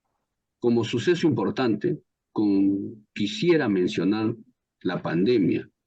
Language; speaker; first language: Spanish; native; Spanish